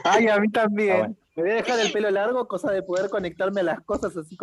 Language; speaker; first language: Spanish; native; Spanish